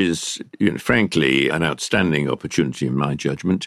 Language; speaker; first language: English; native; English